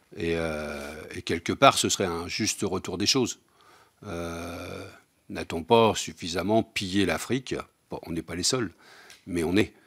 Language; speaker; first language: French; native; French